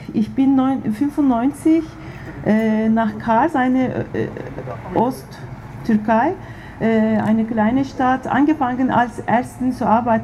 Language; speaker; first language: German; non-native, fluent; Turkish